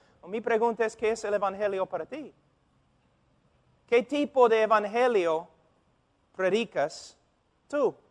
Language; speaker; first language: Spanish; non-native, fluent; English